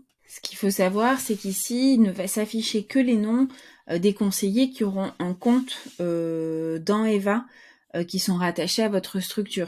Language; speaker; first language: French; native; French